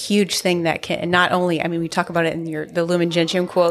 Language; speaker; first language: English; native; English